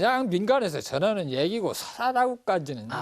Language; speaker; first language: Korean; native; Korean